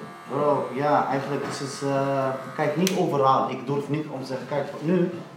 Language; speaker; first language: Dutch; non-native, learner; Arabic